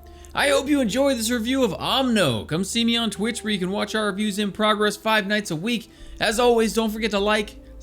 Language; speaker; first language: English; native; English